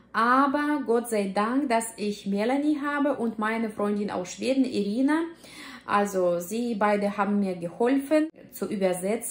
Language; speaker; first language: German; non-native, fluent; Russian